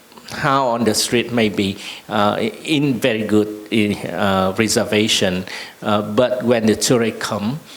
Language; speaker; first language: English; non-native, learner; Vietnamese